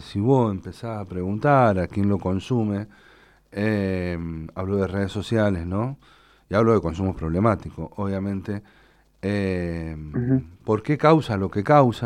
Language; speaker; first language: Spanish; native; Spanish